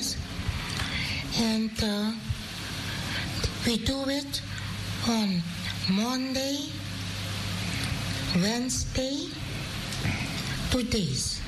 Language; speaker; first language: English; non-native, learner; Dutch